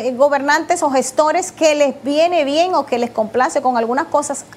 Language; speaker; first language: Spanish; native; Spanish